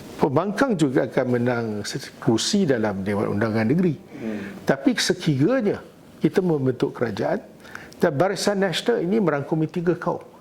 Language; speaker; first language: Malay; non-native, local second language; Chinese